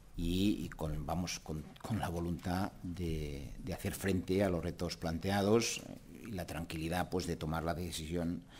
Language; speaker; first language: Spanish; non-native, local second language; Catalan